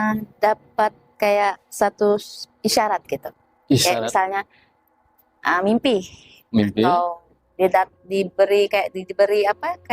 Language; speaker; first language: Indonesian; native; Indonesian